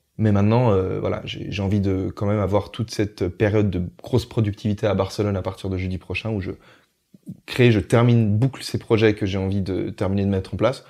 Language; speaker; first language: French; native; French